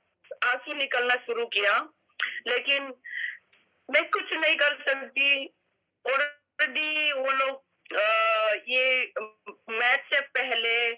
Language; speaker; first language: Hindi; non-native, local second language; Manipuri